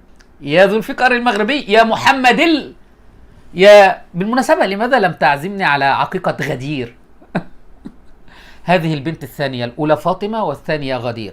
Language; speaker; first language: Arabic; native; Arabic